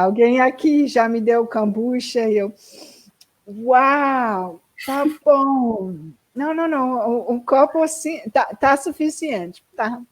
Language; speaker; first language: Portuguese; non-native, learner; English